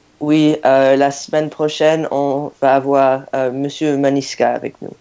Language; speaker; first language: French; non-native, fluent; English